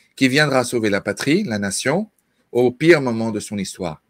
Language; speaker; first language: French; native; French